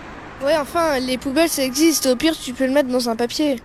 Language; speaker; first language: French; native; French